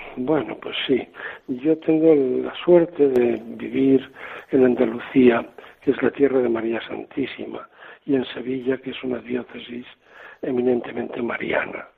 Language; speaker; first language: Spanish; native; Spanish